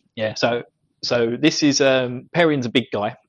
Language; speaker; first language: English; native; English